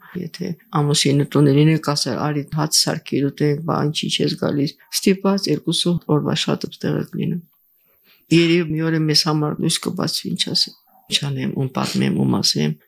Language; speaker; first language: Armenian; native; Armenian